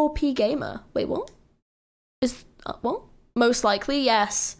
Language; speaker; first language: English; native; English